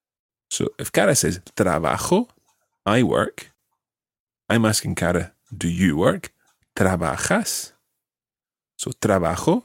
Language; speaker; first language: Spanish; non-native, fluent; English